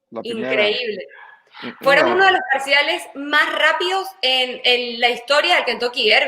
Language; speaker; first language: Spanish; native; Spanish